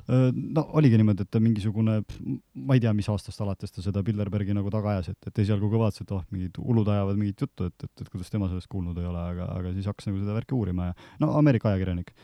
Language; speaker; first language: Estonian; native; Estonian